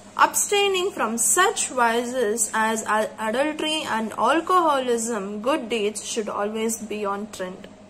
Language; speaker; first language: English; non-native, local second language; Kannada